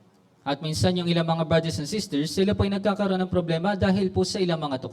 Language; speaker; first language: Filipino; native; Filipino